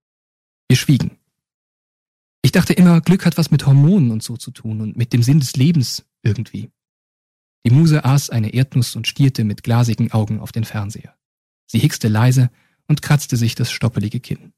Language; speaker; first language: German; native; German